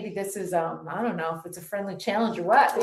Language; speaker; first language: English; native; English